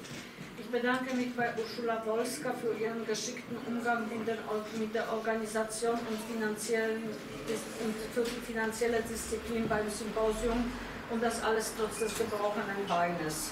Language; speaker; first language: German; non-native, fluent; Polish